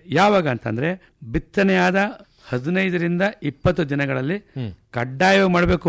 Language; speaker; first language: Kannada; native; Kannada